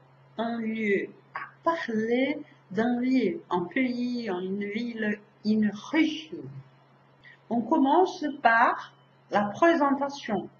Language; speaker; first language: French; non-native, fluent; Portuguese